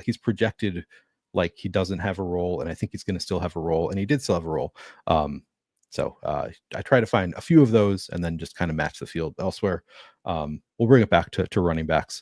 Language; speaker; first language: English; native; English